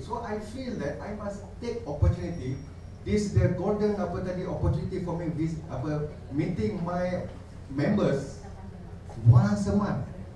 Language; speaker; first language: English; non-native, local second language; Malay